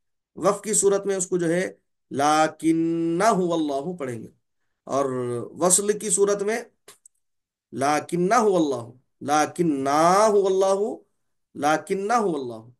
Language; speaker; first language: Urdu; native; Urdu